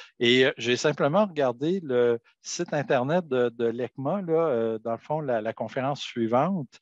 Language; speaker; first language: French; native; French